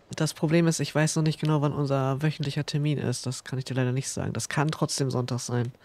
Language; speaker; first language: German; native; German